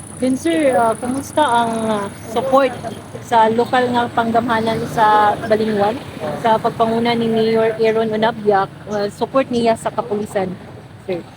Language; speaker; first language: Cebuano; native; Cebuano